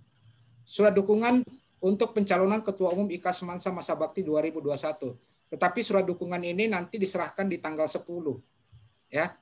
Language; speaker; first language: Indonesian; native; Indonesian